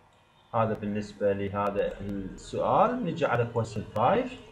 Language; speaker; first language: Arabic; native; Arabic